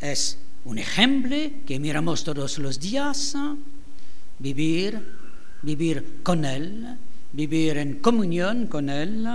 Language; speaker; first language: Spanish; non-native, fluent; French